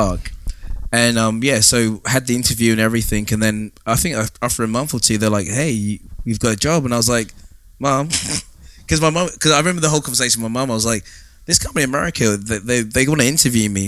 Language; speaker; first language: English; native; English